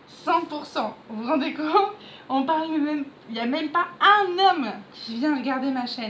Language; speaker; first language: French; native; French